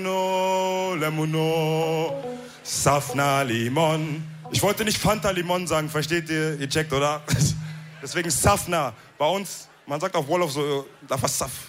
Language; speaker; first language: German; early bilingual, other home language; Wolof